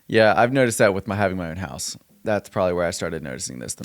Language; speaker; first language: English; native; English